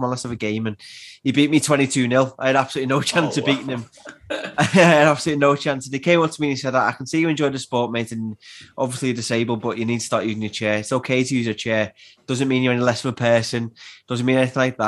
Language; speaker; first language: English; native; English